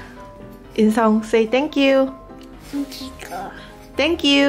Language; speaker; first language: English; non-native, fluent; Korean